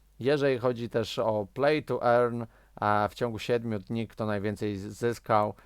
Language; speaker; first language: Polish; native; Polish